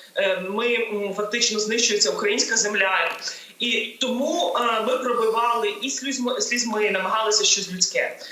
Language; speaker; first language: Ukrainian; native; Ukrainian